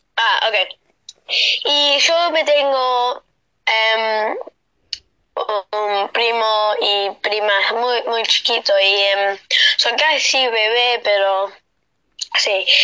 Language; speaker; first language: Spanish; early bilingual, heritage; Spanish